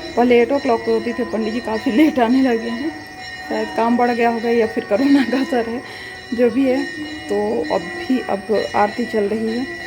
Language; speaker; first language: Hindi; native; Hindi